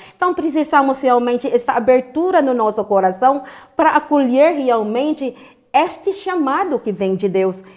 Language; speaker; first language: Portuguese; non-native, fluent; Filipino